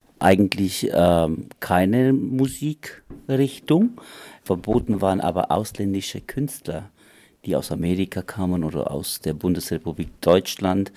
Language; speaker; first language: German; non-native, fluent; Romanian